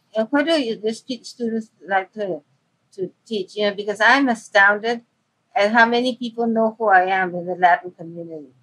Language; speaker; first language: English; early bilingual, other home language; Spanish